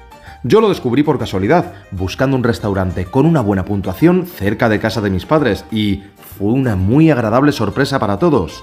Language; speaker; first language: Spanish; native; Spanish